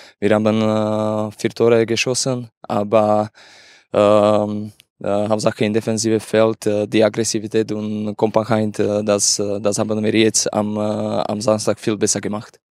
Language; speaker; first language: German; non-native, learner; Slovak